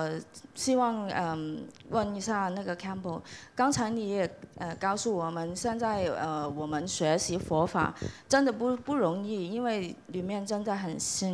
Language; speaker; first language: Chinese; non-native, local second language; Cantonese